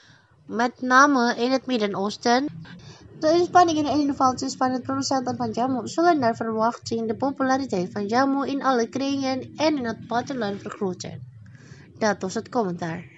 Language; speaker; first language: Dutch; non-native, fluent; Indonesian